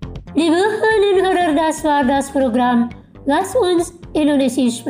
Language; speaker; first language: German; non-native, fluent; Indonesian